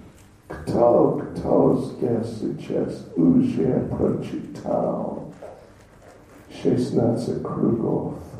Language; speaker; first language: Russian; non-native, learner; English